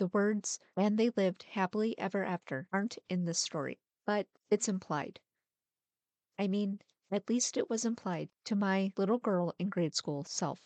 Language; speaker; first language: English; native; English